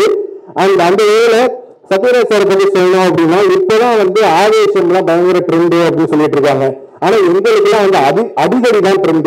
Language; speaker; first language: Tamil; native; Tamil